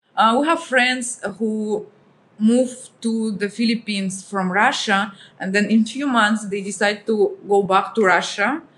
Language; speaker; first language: English; non-native, fluent; Russian